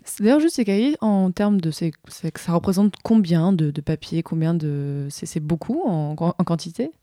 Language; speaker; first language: French; native; French